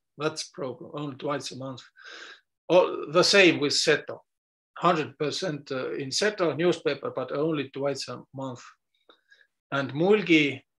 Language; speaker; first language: English; non-native, fluent; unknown